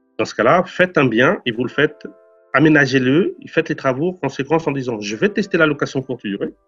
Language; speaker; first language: French; non-native, fluent; Portuguese